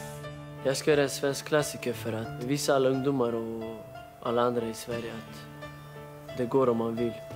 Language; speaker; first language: Swedish; non-native, local second language; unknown